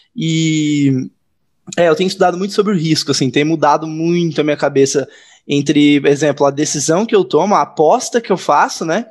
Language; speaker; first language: Portuguese; native; Portuguese